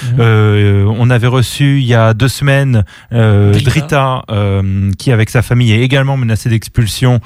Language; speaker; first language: French; native; French